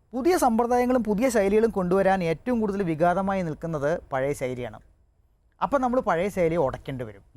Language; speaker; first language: Malayalam; non-native, local second language; Tamil